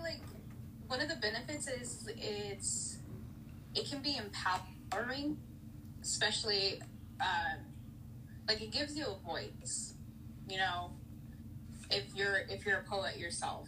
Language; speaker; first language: English; native; English